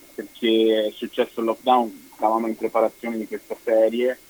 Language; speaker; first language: Italian; native; Italian